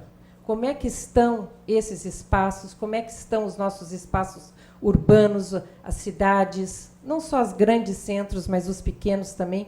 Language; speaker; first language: Portuguese; native; Portuguese